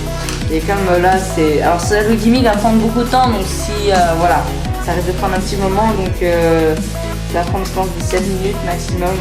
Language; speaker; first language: French; native; French